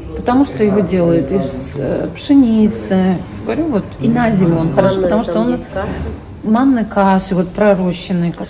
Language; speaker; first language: Russian; native; Russian